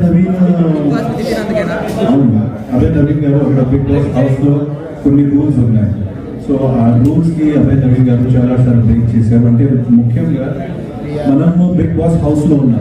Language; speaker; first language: Telugu; non-native, fluent; Hindi